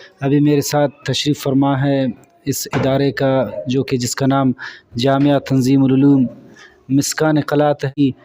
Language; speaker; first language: Urdu; non-native, local second language; Baluchi